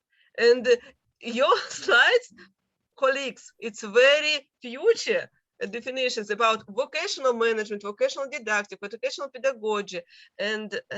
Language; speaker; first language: English; non-native, learner; Russian